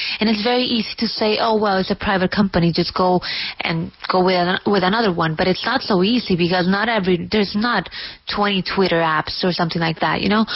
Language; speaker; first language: English; non-native, fluent; Spanish